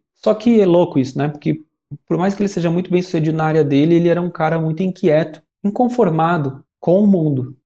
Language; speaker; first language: Portuguese; native; Portuguese